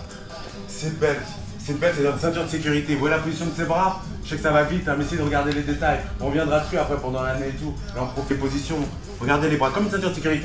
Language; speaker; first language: French; native; French